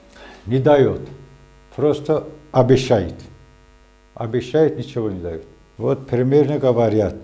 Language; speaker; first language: Russian; non-native, local second language; Azerbaijani